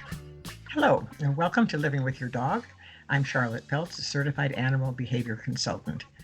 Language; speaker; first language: English; native; English